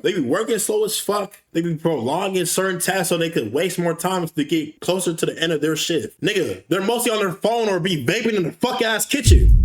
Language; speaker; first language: English; native; English